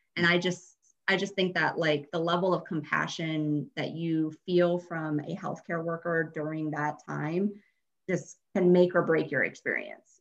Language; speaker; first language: English; native; English